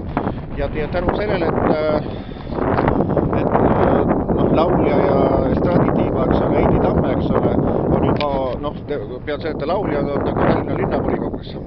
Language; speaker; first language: Estonian; native; Estonian